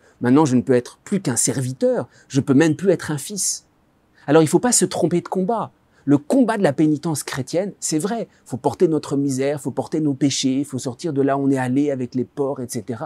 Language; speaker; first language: French; native; French